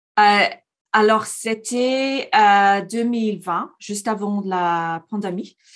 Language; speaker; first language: French; non-native, fluent; English